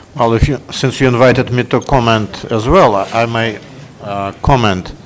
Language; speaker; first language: English; non-native, fluent; Russian